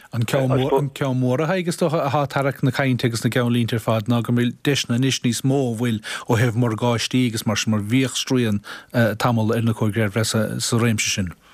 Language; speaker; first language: Irish; native; Irish